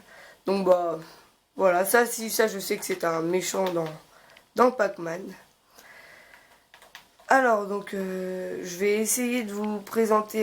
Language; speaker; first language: French; native; French